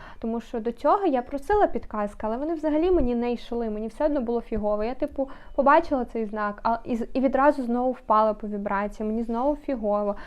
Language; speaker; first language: Ukrainian; non-native, local second language; Russian